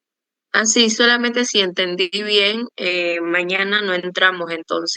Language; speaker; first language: Spanish; non-native, learner; Portuguese